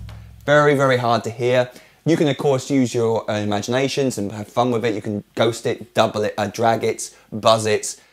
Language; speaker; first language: English; native; English